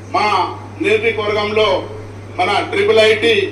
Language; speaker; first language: Telugu; non-native, local second language; Marathi